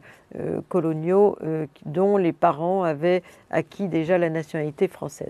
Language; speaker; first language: French; native; French